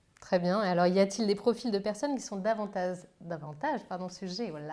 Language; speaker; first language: French; native; French